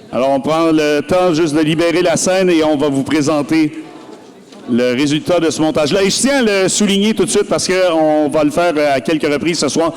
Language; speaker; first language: French; native; French